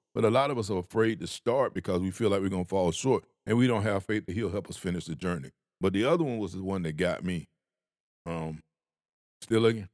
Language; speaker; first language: English; native; English